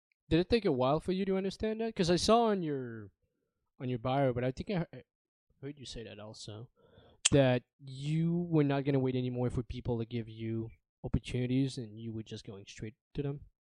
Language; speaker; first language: English; non-native, fluent; French